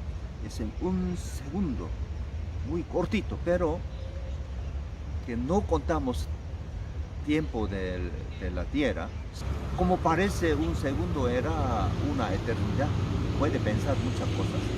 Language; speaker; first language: Spanish; non-native, learner; Korean